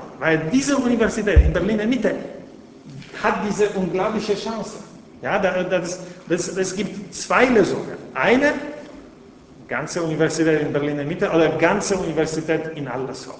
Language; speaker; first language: German; non-native, fluent; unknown